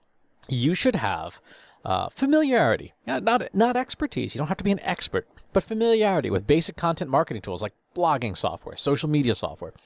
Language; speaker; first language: English; native; English